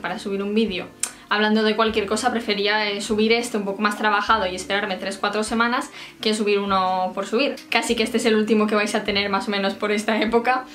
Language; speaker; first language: Spanish; native; Spanish